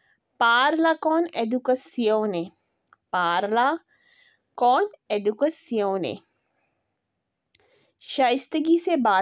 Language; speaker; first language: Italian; non-native, fluent; Urdu